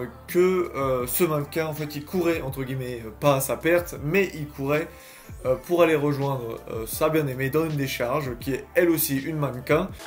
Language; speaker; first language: French; native; French